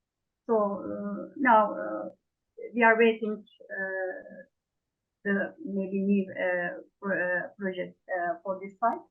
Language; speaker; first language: English; non-native, fluent; Turkish